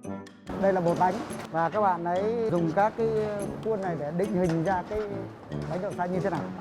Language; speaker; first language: Vietnamese; native; Vietnamese